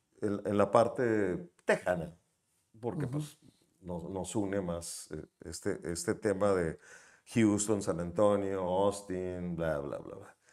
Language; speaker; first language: Spanish; native; Spanish